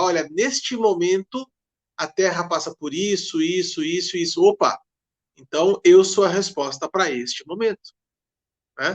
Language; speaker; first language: Portuguese; native; Portuguese